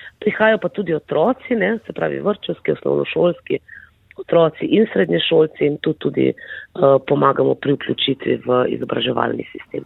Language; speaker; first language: Slovenian; native; Slovenian